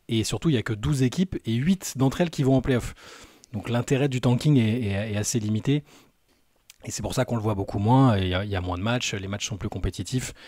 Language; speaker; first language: French; native; French